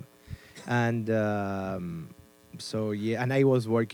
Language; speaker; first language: English; non-native, fluent; Spanish